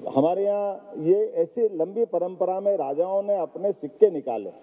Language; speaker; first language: Hindi; native; Hindi